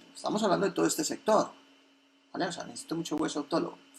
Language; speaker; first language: Spanish; native; Spanish